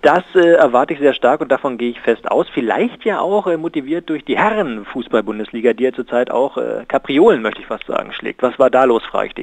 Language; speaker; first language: German; native; German